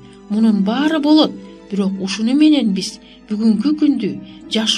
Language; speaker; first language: Kyrgyz; native; Kyrgyz